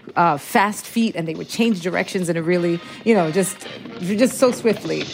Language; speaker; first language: English; early bilingual, heritage; Spanish